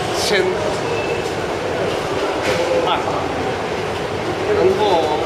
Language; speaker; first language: Chinese; non-native, learner; Japanese